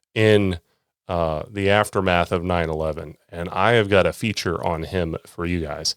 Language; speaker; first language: English; native; English